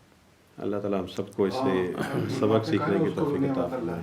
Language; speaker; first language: Urdu; native; Urdu